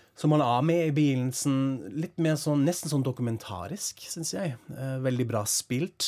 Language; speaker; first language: Norwegian; non-native, fluent; German